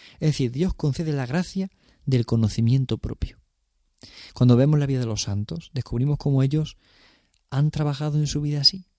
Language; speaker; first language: Spanish; native; Spanish